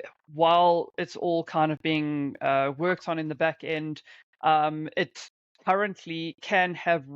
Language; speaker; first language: English; native; English